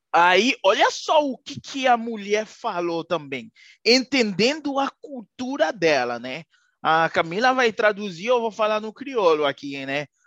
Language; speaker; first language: Portuguese; non-native, fluent; Haitian Creole